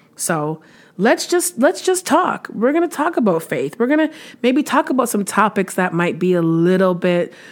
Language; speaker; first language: English; native; English